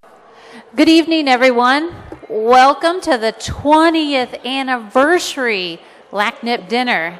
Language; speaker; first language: English; native; English